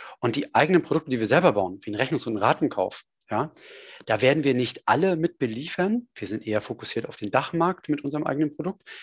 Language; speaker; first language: German; native; German